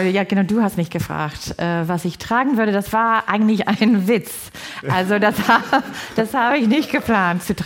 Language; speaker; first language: German; non-native, fluent; English